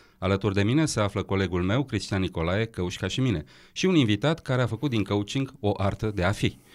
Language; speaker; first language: Romanian; native; Romanian